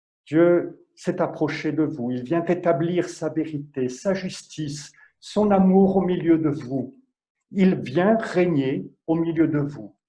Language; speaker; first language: French; native; French